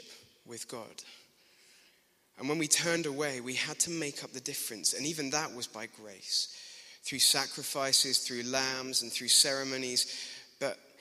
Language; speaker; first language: English; native; English